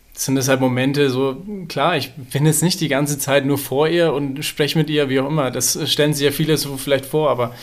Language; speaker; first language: German; native; German